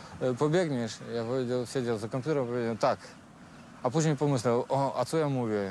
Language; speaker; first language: Polish; non-native, learner; Russian